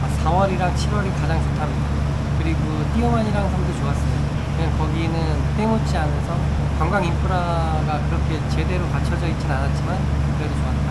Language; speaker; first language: Korean; native; Korean